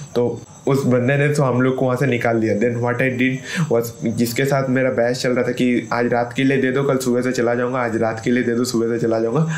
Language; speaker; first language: Hindi; non-native, local second language; Bangla